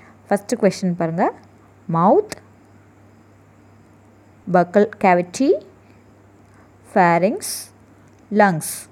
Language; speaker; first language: English; non-native, local second language; Tamil